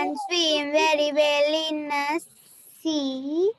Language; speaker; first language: English; non-native, learner; Sinhala